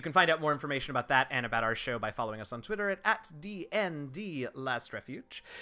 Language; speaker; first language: English; native; English